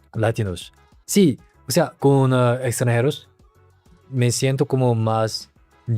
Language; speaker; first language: Spanish; non-native, learner; Korean